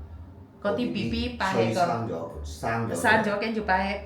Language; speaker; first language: Cantonese; non-native, learner; Javanese